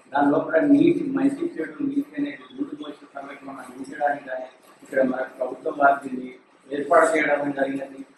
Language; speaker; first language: Telugu; native; Telugu